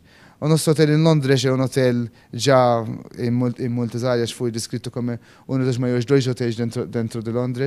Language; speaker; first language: Portuguese; non-native, fluent; Maltese